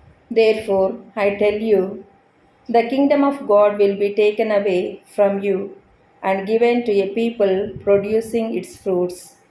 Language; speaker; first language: English; non-native, local second language; Telugu